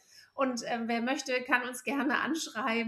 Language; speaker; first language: German; native; German